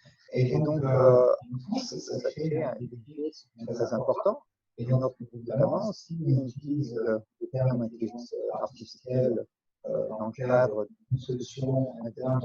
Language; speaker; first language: French; native; French